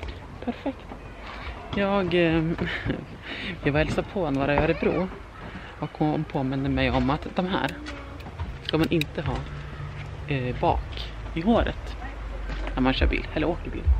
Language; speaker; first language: Swedish; native; Swedish